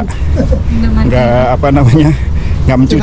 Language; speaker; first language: Indonesian; native; Indonesian